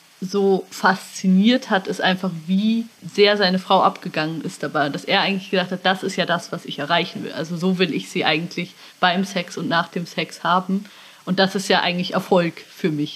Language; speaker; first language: German; native; German